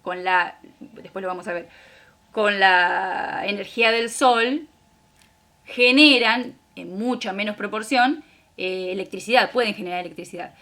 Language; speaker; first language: Spanish; native; Spanish